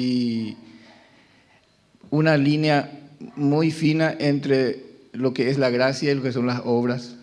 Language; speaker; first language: Spanish; native; Spanish